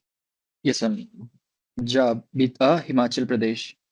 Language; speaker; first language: French; non-native, learner; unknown